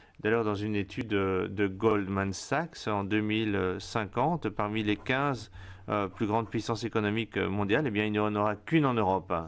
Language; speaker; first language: French; non-native, fluent; Spanish